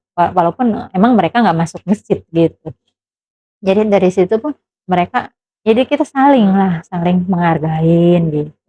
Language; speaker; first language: Indonesian; non-native, local second language; Sundanese